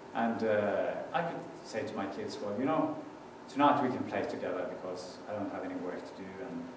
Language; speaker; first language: English; non-native, fluent; Norwegian